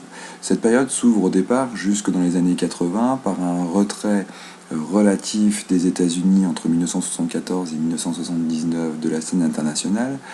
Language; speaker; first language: French; native; French